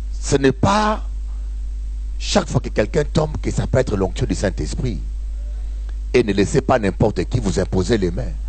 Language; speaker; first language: French; non-native, local second language; Lingala